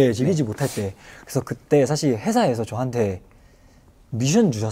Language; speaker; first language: Korean; non-native, fluent; Chinese